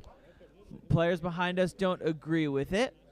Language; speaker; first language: English; native; English